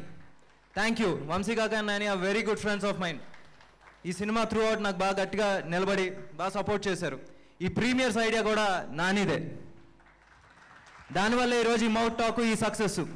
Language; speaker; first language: Telugu; native; Telugu